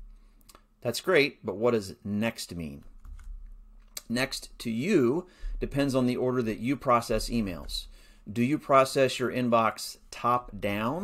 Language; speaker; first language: English; native; English